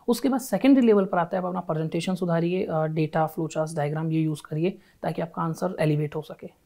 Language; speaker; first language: Hindi; native; Hindi